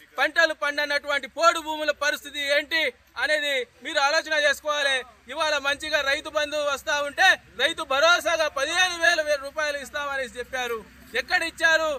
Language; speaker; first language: Telugu; non-native, local second language; Lambadi